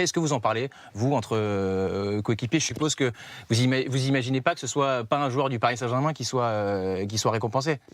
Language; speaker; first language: French; native; French